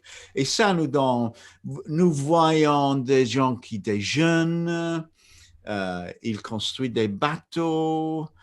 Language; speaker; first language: French; non-native, fluent; English